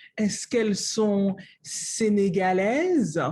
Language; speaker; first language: French; non-native, learner; English